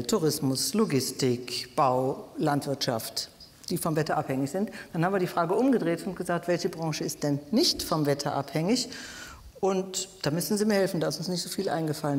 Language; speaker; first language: German; native; German